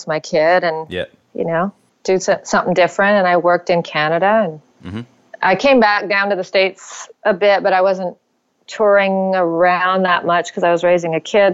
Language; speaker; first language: English; native; English